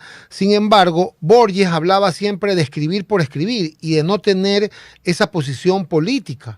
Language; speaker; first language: Spanish; native; Spanish